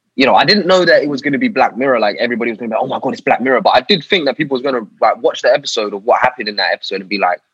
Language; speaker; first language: English; native; English